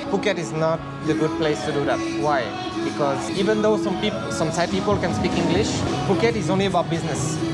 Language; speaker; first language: English; non-native, fluent; French